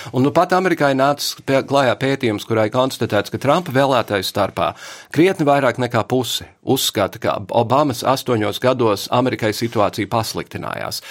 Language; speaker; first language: Latvian; early bilingual, heritage; English